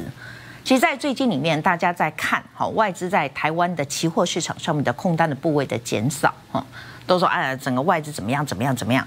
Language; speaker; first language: Chinese; native; Chinese